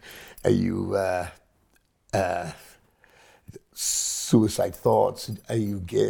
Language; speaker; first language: English; non-native, local second language; Punjabi